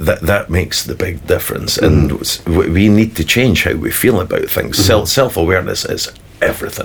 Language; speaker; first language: English; native; English